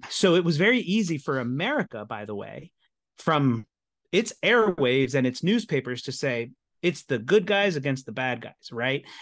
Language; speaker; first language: English; native; English